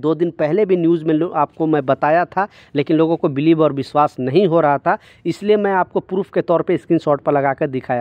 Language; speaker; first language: Hindi; native; Hindi